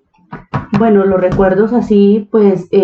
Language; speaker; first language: Spanish; native; Spanish